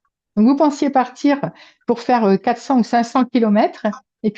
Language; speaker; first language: French; native; French